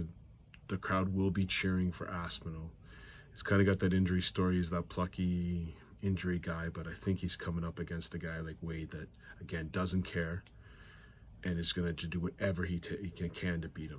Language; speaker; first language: English; native; English